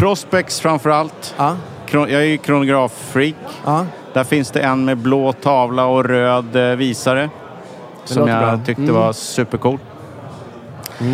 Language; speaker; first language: Swedish; native; Swedish